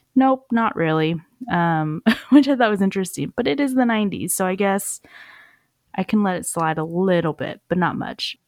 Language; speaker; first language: English; native; English